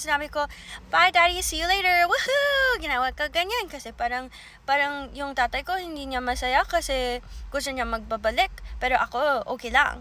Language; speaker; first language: Filipino; early bilingual, heritage; Filipino